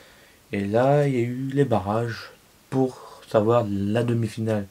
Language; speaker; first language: French; native; French